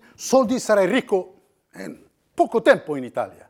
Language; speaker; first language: Italian; non-native, fluent; Arabic